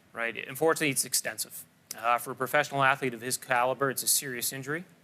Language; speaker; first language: English; native; English